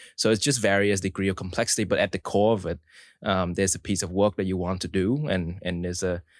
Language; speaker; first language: English; early bilingual, other home language; Vietnamese